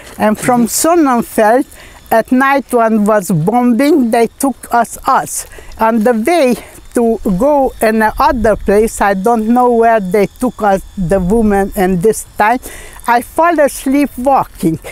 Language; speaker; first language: English; non-native, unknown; Hungarian